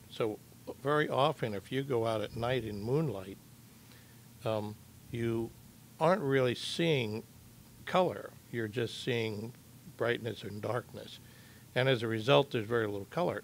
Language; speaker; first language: English; native; English